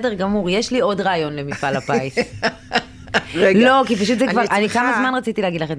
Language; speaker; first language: Hebrew; native; Hebrew